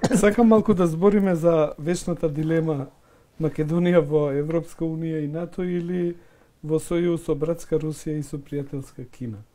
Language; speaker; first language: Macedonian; non-native, local second language; Albanian